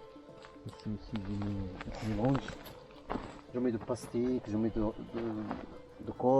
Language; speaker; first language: French; non-native, learner; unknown